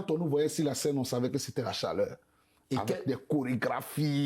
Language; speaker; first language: French; non-native, local second language; Bambara